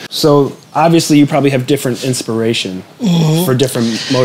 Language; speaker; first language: English; native; English